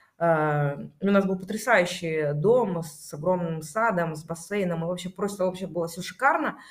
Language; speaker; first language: Russian; native; Russian